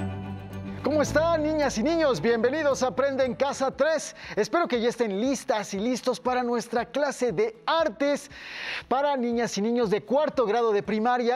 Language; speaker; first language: Spanish; native; Spanish